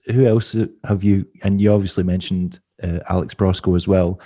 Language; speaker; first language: English; native; English